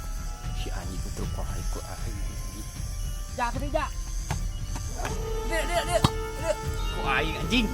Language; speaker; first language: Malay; non-native, local second language; Sundanese